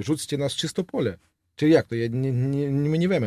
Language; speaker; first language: Polish; non-native, learner; Russian